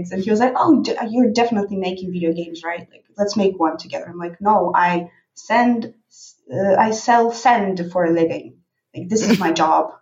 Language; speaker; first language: English; non-native, fluent; Russian